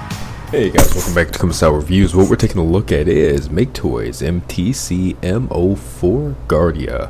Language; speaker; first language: English; native; English